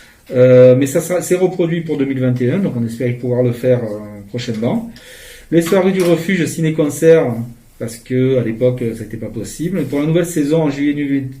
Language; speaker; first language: French; native; French